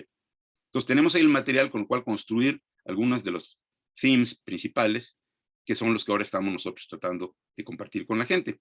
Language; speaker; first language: Spanish; native; Spanish